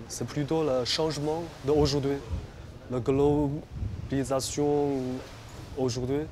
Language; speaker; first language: French; non-native, fluent; Chinese